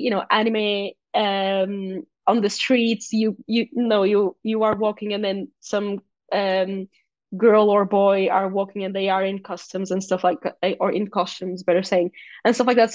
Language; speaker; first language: English; non-native, fluent; Portuguese